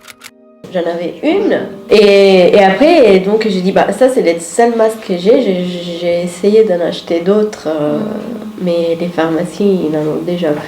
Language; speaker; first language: French; non-native, fluent; Italian